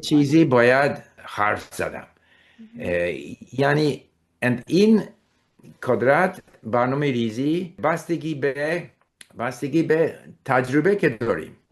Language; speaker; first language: Persian; non-native, learner; English